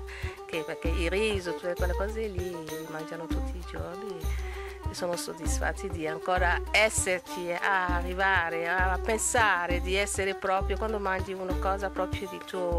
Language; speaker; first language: Italian; non-native, fluent; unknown